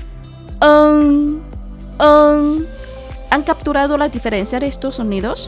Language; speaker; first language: Spanish; non-native, fluent; Chinese